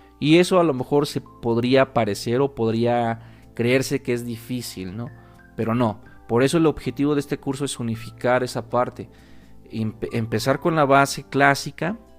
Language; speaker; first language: Spanish; native; Spanish